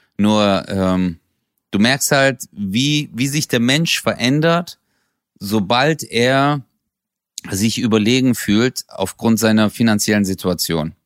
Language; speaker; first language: German; early bilingual, other home language; Turkish